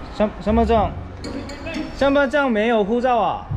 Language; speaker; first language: Chinese; non-native, learner; Korean